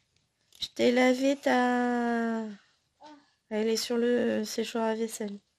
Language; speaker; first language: French; native; French